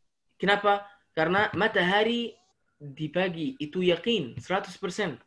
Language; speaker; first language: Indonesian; non-native, learner; Arabic